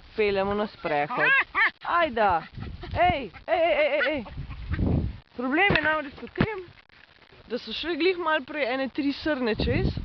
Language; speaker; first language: Slovenian; native; Slovenian